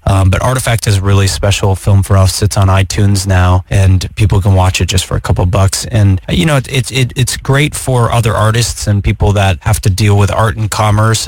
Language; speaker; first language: English; native; English